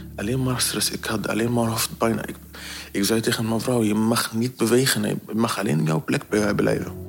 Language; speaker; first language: Dutch; non-native, learner; Arabic